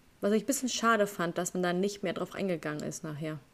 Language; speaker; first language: German; native; German